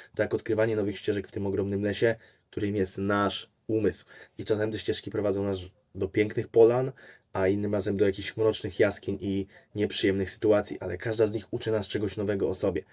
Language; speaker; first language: Polish; native; Polish